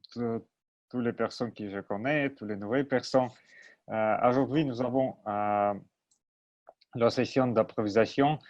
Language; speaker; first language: French; non-native, learner; Russian